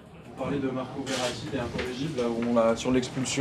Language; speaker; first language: French; native; French